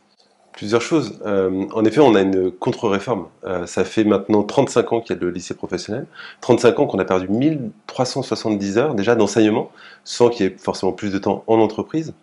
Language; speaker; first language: French; native; French